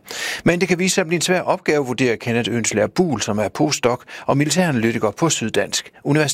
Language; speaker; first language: Danish; native; Danish